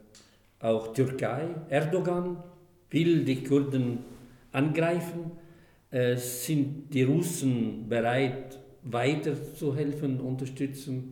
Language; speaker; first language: German; non-native, fluent; Arabic